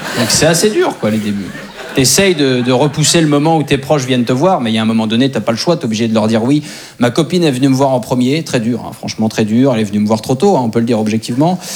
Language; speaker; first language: French; native; French